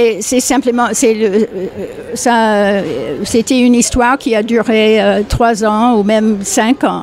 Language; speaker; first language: French; non-native, fluent; English